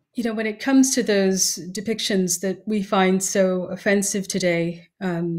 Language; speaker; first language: English; native; English